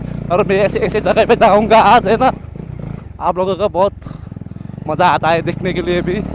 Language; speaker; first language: Hindi; non-native, learner; Nepali